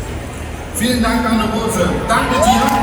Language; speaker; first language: German; native; German